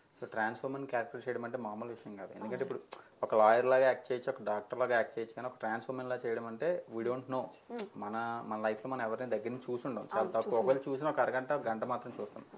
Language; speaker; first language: Telugu; native; Telugu